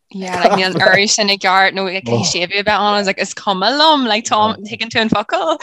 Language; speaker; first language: Irish; non-native, local second language; English